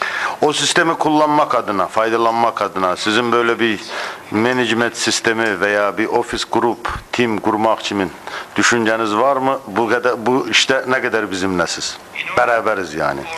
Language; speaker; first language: Turkish; non-native, fluent; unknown